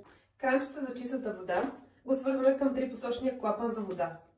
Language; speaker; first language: Bulgarian; native; Bulgarian